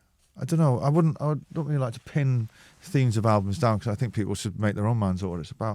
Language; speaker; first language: English; native; English